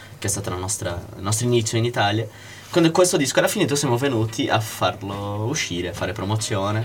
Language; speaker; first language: Italian; non-native, fluent; Portuguese